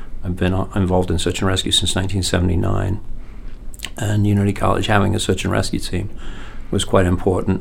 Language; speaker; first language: English; native; English